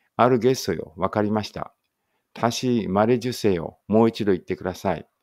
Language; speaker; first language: Japanese; native; Japanese